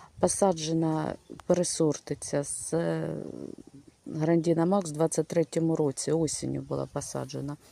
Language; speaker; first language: Ukrainian; native; Ukrainian